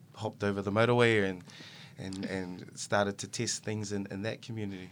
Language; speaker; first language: English; native; English